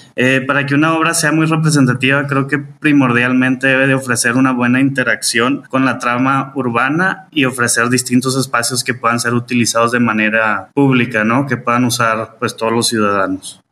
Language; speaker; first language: Spanish; native; Spanish